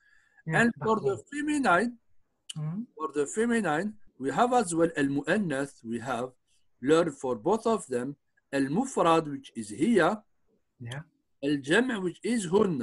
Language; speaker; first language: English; non-native, fluent; Arabic